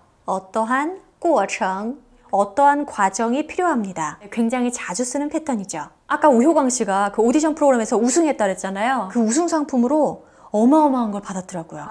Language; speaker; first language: Korean; native; Korean